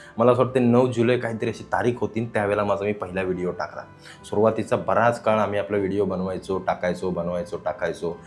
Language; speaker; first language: Marathi; native; Marathi